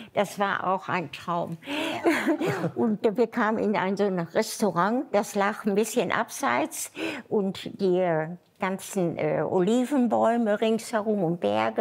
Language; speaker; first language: German; native; German